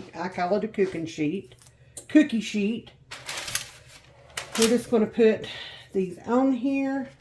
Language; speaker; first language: English; native; English